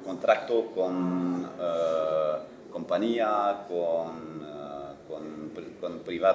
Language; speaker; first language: Spanish; non-native, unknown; French